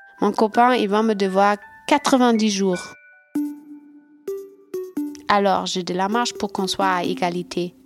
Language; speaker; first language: French; non-native, fluent; German